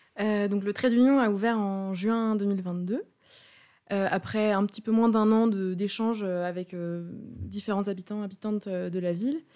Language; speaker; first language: French; native; French